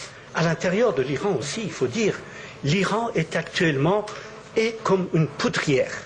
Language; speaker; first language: French; native; French